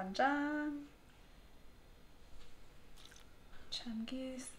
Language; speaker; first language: Korean; non-native, learner; English